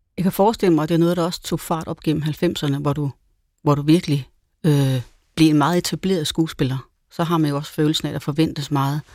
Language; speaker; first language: Danish; native; Danish